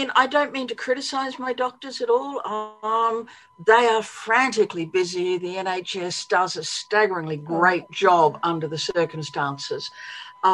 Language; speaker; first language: English; native; English